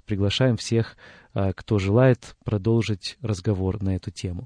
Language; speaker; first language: Russian; native; Russian